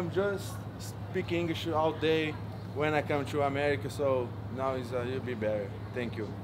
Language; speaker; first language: English; non-native, learner; Portuguese